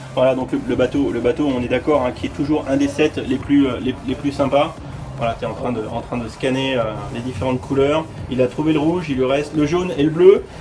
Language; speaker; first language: French; native; French